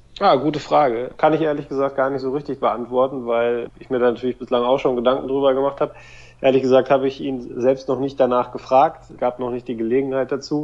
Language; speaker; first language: German; native; German